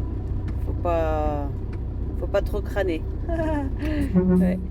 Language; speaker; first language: French; native; French